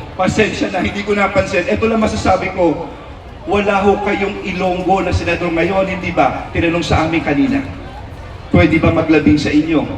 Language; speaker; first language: Filipino; native; Filipino